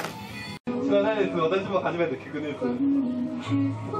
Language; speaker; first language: Japanese; non-native, fluent; Chinese